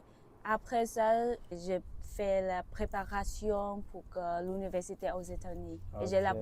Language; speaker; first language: French; non-native, learner; Vietnamese